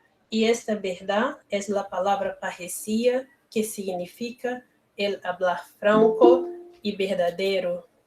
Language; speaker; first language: Spanish; non-native, learner; Portuguese